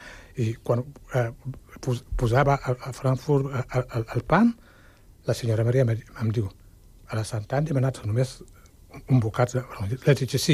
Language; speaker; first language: Catalan; non-native, fluent; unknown